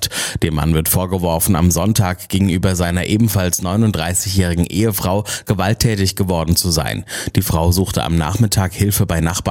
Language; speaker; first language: German; native; German